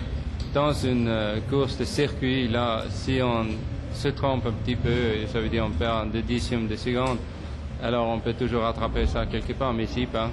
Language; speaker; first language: French; non-native, fluent; Swedish